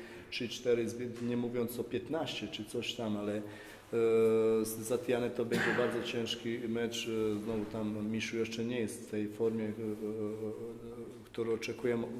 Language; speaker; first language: Polish; non-native, fluent; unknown